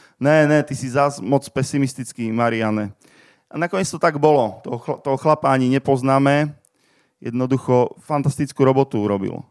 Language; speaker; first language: Slovak; native; Slovak